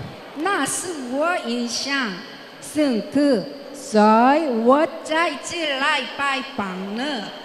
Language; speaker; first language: Chinese; non-native, learner; Korean